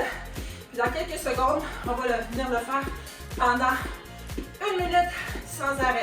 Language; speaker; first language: French; native; French